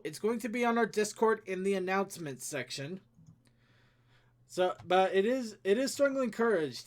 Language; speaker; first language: English; native; English